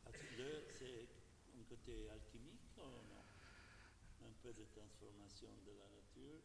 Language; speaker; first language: French; non-native, fluent; Italian